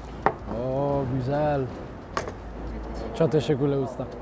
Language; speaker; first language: Turkish; non-native, learner; Italian